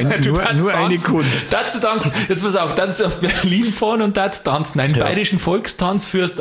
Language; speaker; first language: German; native; German